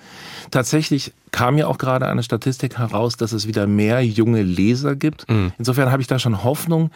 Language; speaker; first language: German; native; German